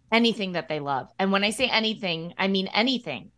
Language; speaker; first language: English; native; English